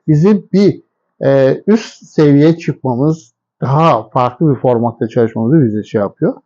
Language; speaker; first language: Turkish; non-native, fluent; Persian